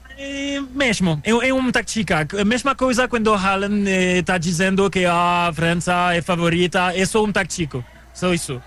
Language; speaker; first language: Portuguese; non-native, learner; French